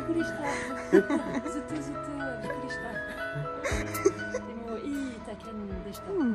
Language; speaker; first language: Japanese; non-native, learner; French